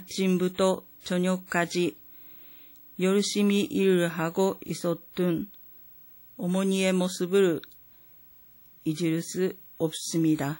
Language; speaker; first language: Korean; non-native, fluent; Japanese